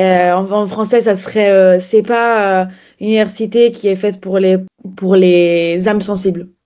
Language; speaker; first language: French; non-native, fluent; Italian